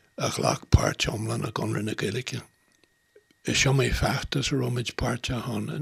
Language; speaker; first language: Irish; non-native, local second language; English